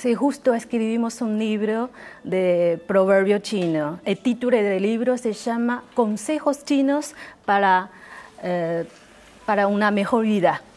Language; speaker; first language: Spanish; non-native, fluent; Chinese